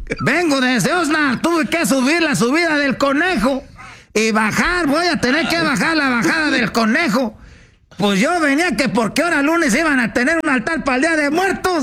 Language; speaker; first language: Spanish; native; Spanish